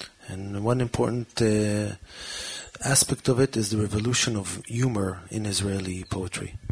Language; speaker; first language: English; early bilingual, other home language; Hebrew